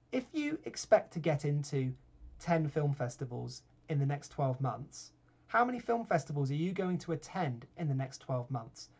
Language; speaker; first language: English; native; English